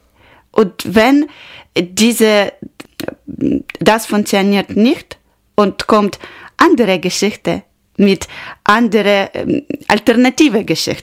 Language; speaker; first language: German; non-native, learner; Ukrainian